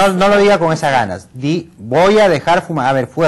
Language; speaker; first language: Spanish; native; Spanish